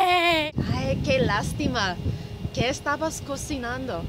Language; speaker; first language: Spanish; non-native, learner; English